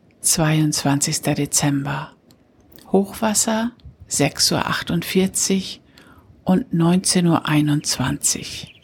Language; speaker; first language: German; native; German